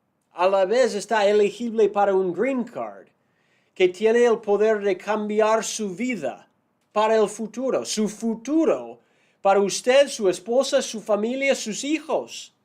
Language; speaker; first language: Spanish; non-native, fluent; English